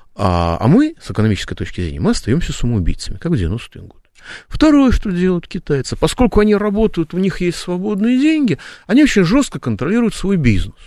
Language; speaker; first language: Russian; native; Russian